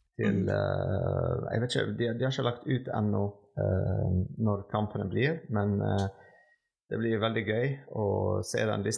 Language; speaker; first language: Norwegian; non-native, fluent; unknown